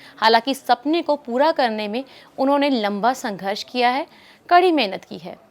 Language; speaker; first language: Hindi; native; Hindi